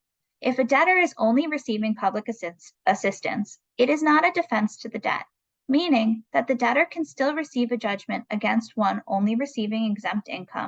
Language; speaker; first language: English; native; English